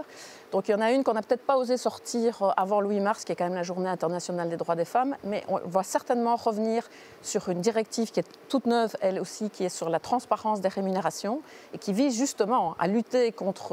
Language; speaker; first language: French; native; French